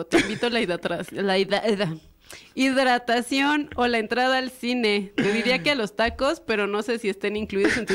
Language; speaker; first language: Spanish; native; Spanish